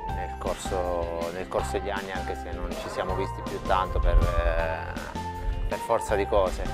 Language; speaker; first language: Italian; native; Italian